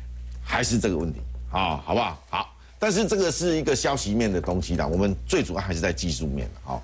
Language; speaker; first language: Chinese; native; Chinese